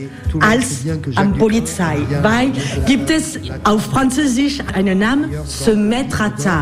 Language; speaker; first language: German; non-native, learner; French